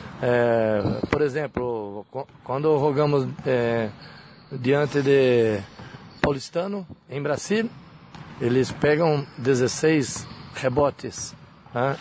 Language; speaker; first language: Portuguese; non-native, learner; Spanish